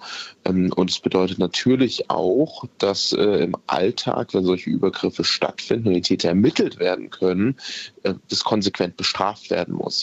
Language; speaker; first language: German; native; German